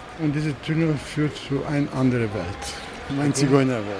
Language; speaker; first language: German; non-native, fluent; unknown